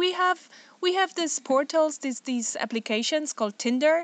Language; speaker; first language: English; non-native, fluent; Polish